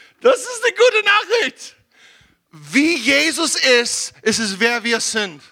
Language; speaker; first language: German; non-native, learner; English